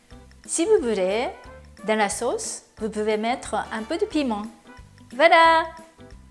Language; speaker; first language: French; non-native, learner; Japanese